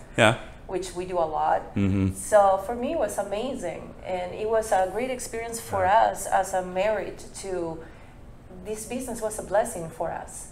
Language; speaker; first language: English; non-native, fluent; Spanish